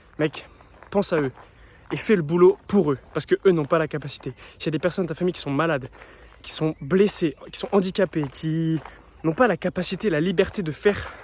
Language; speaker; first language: French; native; French